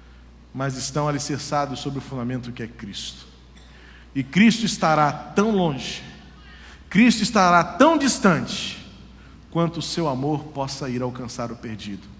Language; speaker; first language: Portuguese; native; Portuguese